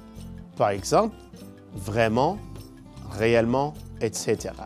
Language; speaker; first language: French; non-native, fluent; Spanish